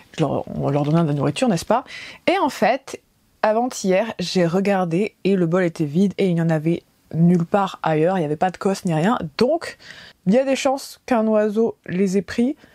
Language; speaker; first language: French; early bilingual, other home language; Portuguese